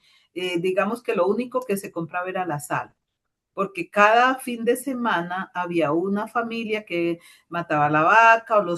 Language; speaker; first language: Spanish; native; Spanish